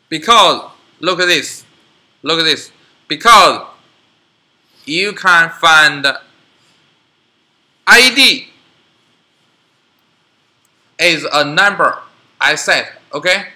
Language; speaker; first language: English; non-native, learner; Chinese